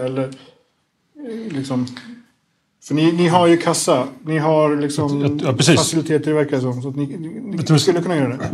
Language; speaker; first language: Swedish; native; Swedish